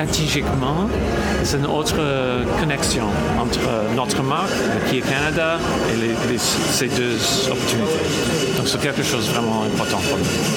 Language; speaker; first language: French; non-native, local second language; English